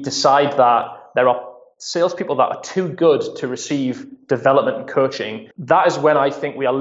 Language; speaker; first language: English; native; English